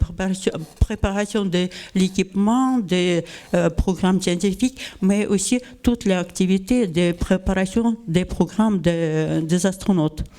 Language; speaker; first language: French; non-native, learner; Russian